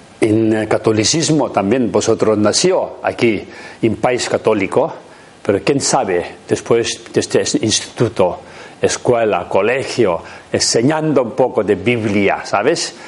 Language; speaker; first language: Spanish; non-native, learner; Tibetan